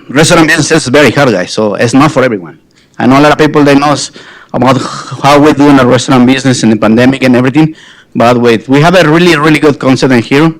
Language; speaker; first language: English; non-native, fluent; Spanish